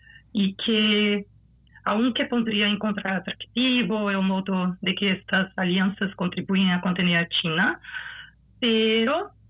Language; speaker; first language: Spanish; non-native, fluent; Portuguese